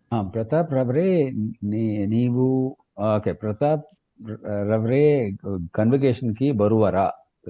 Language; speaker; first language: Kannada; non-native, learner; Tamil